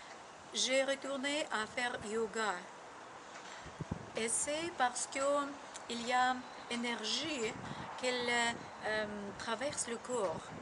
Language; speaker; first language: French; non-native, learner; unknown